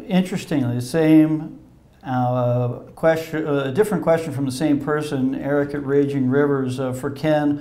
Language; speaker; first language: English; native; English